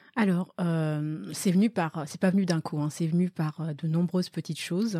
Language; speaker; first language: French; early bilingual, other home language; Malagasy